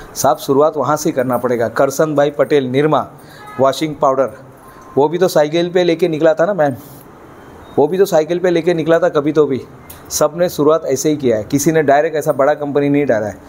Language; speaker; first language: Hindi; non-native, local second language; Marathi